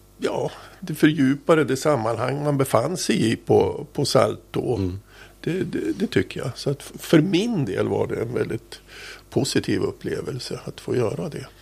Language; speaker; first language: Swedish; native; Swedish